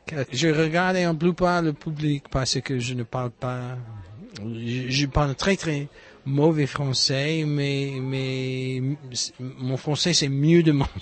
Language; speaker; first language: French; non-native, learner; English